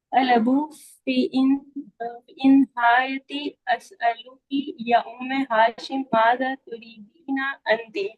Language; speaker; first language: Arabic; non-native, learner; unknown